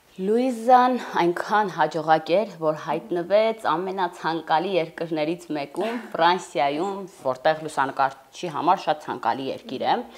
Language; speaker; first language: Armenian; native; Armenian